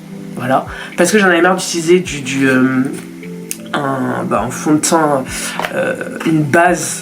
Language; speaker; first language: French; native; French